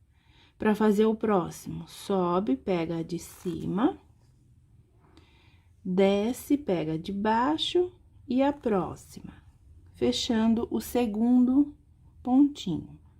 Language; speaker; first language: Portuguese; native; Portuguese